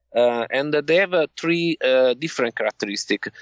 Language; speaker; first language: English; non-native, fluent; Italian